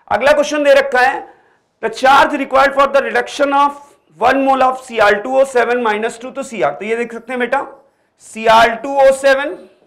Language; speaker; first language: Hindi; native; Hindi